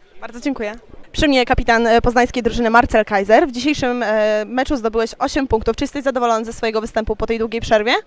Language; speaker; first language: Polish; native; Polish